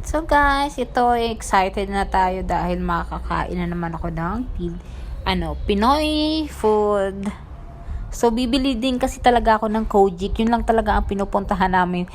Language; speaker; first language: Filipino; native; Filipino